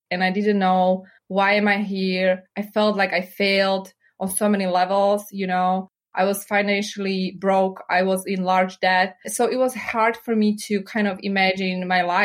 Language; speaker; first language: English; non-native, fluent; Slovak